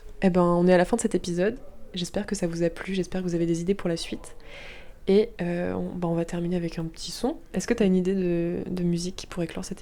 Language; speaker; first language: French; native; French